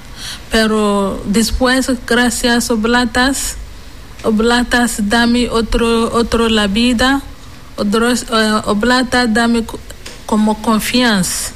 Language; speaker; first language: Spanish; non-native, learner; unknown